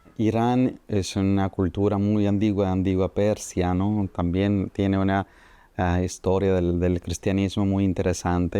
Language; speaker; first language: Spanish; non-native, fluent; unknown